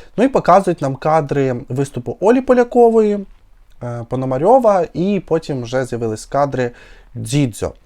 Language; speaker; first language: Ukrainian; non-native, local second language; Russian